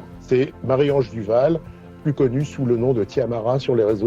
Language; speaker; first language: French; native; French